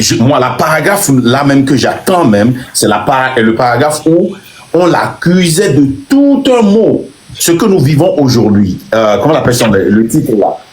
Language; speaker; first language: French; non-native, local second language; Ewe